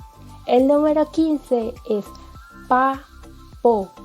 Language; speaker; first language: Spanish; non-native, local second language; Guarani